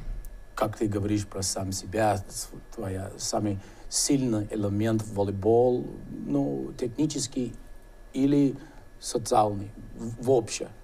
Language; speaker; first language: Russian; non-native, learner; English